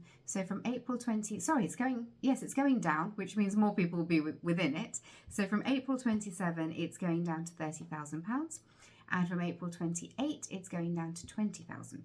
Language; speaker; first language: English; native; English